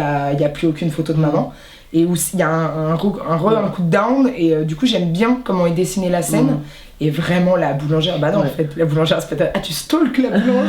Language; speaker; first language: French; native; French